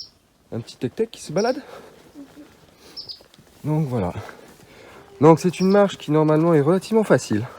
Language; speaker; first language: French; native; French